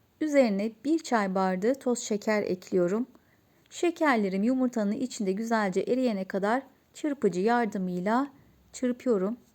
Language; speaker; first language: Turkish; native; Turkish